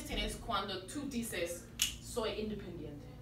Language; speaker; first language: Spanish; non-native, fluent; English